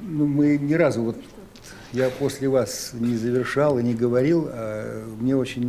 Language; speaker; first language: Russian; native; Russian